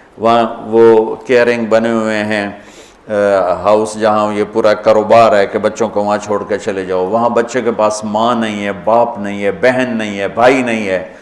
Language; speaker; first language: Urdu; non-native, local second language; Punjabi